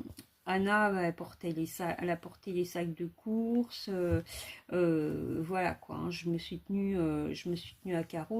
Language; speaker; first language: French; native; French